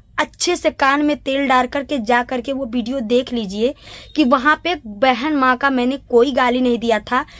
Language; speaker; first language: Hindi; native; Hindi